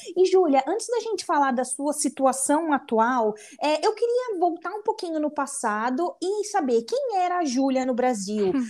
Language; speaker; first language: Portuguese; native; Portuguese